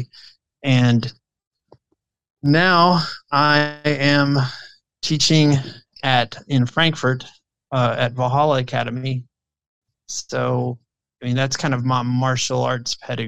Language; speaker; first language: English; native; English